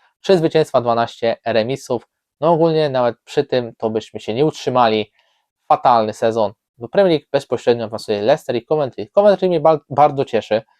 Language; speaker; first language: Polish; native; Polish